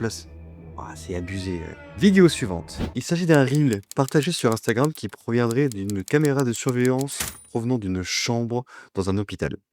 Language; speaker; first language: French; native; French